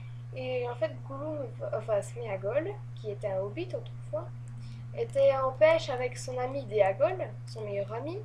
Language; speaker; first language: French; native; French